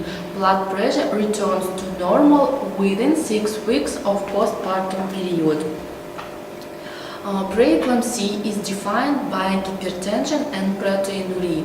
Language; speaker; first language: English; non-native, learner; Russian